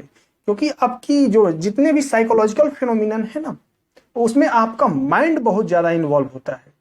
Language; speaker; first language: Hindi; native; Hindi